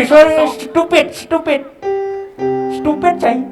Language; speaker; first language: English; non-native, learner; Indonesian